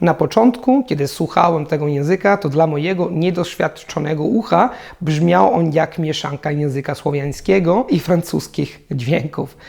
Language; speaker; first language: Polish; non-native, fluent; Italian